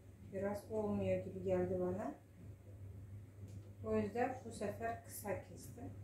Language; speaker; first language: Turkish; non-native, fluent; Russian